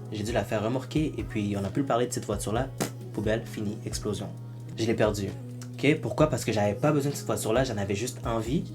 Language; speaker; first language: French; native; French